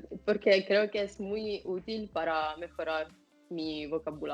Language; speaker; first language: Spanish; non-native, fluent; Italian